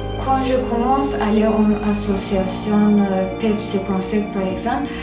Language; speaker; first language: French; non-native, learner; Turkish